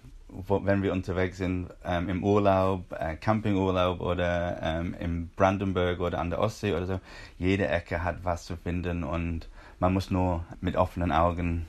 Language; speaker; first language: German; non-native, fluent; English